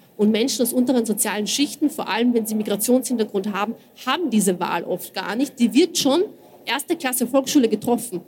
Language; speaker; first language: German; early bilingual, other home language; Bosnian